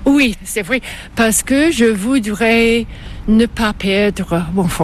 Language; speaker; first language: French; non-native, fluent; English